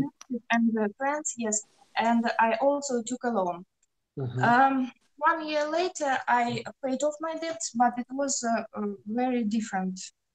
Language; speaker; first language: English; non-native, learner; Russian